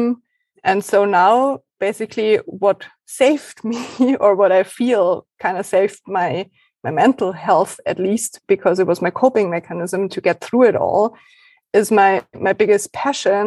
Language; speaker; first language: English; non-native, fluent; German